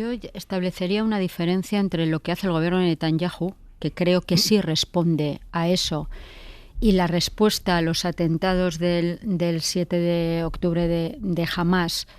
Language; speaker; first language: Spanish; native; Spanish